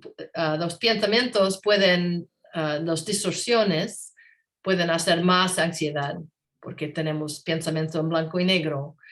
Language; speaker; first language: Spanish; non-native, learner; English